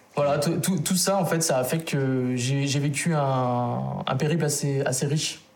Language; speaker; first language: French; native; French